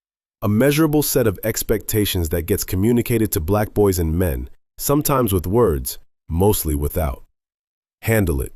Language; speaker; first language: English; native; English